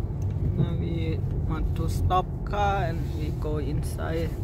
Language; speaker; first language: English; non-native, learner; Thai